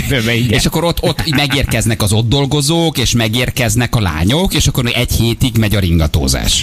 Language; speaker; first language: Hungarian; native; Hungarian